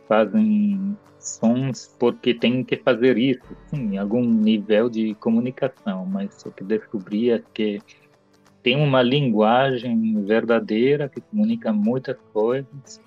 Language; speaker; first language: Portuguese; non-native, fluent; Italian